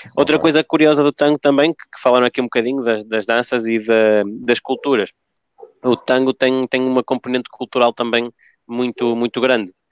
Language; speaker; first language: Portuguese; early bilingual, other home language; Spanish